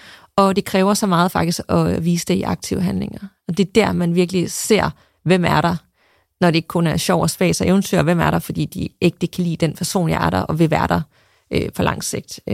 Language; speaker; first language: Danish; native; Danish